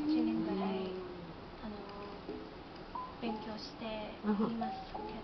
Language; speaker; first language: Japanese; non-native, learner; English